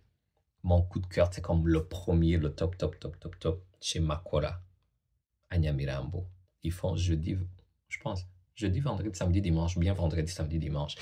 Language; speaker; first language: French; native; French